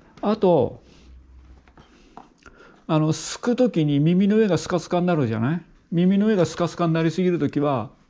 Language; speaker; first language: Japanese; native; Japanese